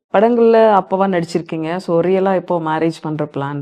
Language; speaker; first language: Tamil; native; Tamil